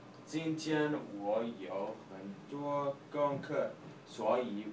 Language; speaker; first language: Chinese; non-native, learner; English